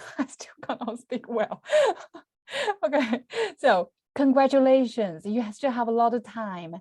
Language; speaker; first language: English; non-native, fluent; Chinese